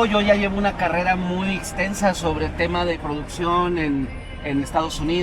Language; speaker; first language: Spanish; native; Spanish